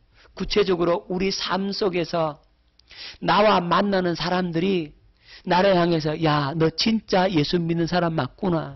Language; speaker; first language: Korean; native; Korean